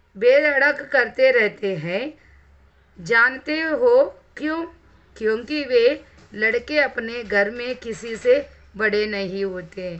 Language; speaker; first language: Hindi; non-native, local second language; Telugu